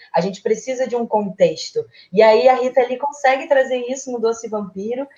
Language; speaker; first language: Portuguese; early bilingual, other home language; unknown